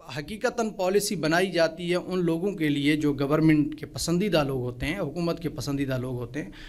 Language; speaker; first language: Urdu; non-native, local second language; Sindhi